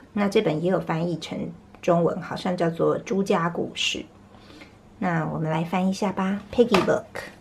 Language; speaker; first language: Chinese; native; Chinese